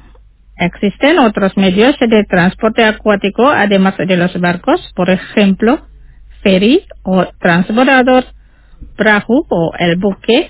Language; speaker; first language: Spanish; non-native, fluent; Indonesian